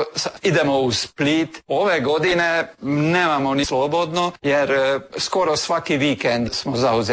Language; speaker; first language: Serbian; early bilingual, heritage; Serbian